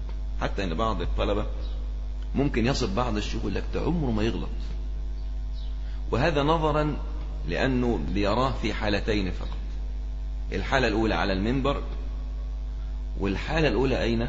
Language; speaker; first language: Arabic; native; Arabic